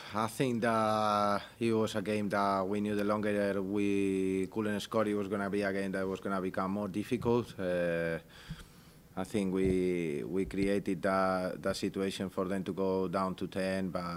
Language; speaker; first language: English; non-native, fluent; Spanish